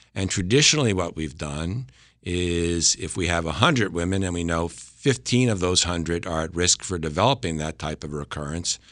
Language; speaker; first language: English; native; English